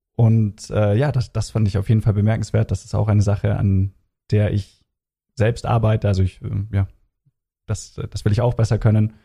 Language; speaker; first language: German; native; German